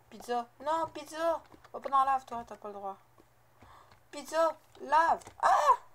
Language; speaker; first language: French; native; French